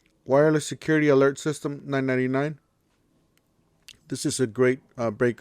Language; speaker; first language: English; native; English